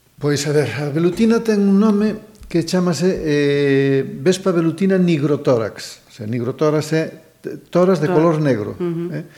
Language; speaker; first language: Galician; native; Galician